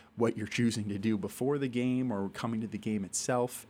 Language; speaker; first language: English; native; English